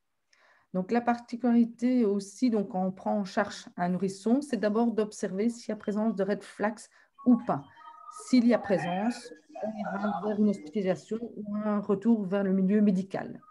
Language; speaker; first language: French; native; French